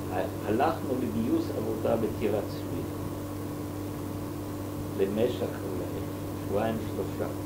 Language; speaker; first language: Hebrew; non-native, fluent; German